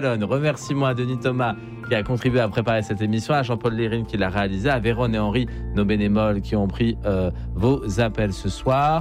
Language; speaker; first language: French; native; French